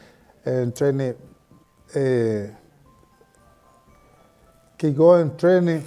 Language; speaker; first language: English; non-native, learner; Spanish